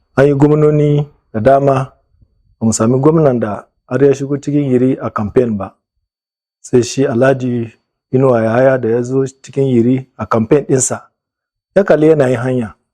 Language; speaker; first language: Hausa; non-native, local second language; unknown